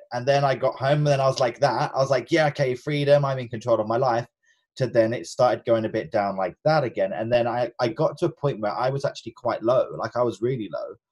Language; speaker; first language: English; native; English